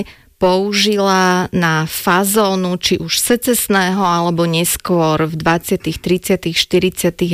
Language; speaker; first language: Slovak; native; Slovak